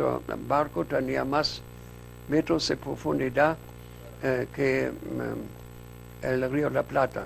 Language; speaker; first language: Spanish; non-native, fluent; German